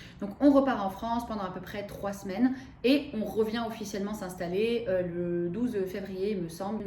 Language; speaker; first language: French; early bilingual, other home language; Arabic